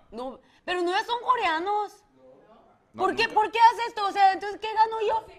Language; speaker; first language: Spanish; non-native, fluent; Korean